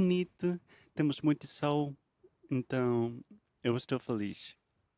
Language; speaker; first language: Portuguese; non-native, fluent; English